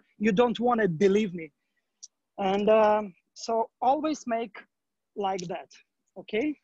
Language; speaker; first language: English; non-native, learner; Ukrainian